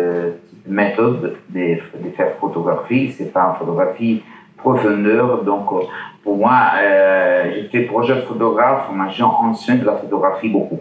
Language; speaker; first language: French; non-native, learner; Italian